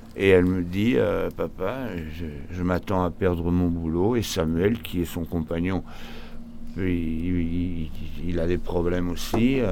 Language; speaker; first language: French; early bilingual, other home language; Portuguese